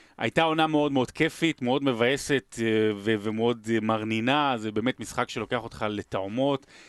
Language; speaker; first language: Hebrew; native; Hebrew